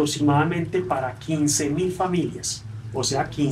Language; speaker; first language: Spanish; native; Spanish